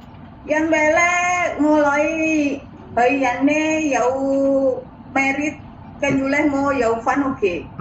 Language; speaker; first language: Cantonese; non-native, learner; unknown